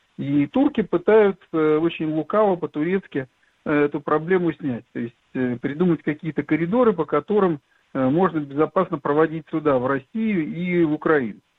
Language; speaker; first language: Russian; native; Russian